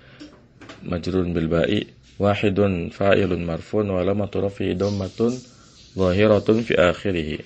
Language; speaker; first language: Arabic; non-native, fluent; Indonesian